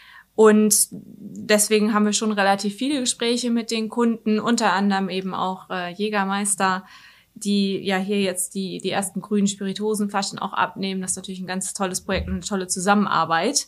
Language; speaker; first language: German; native; German